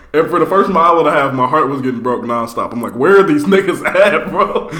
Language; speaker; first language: English; native; English